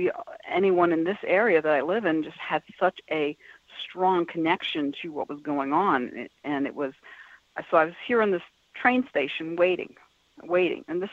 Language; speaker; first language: English; native; English